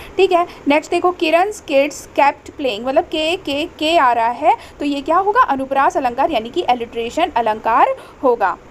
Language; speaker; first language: Hindi; native; Hindi